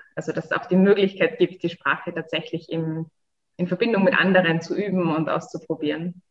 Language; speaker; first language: German; native; German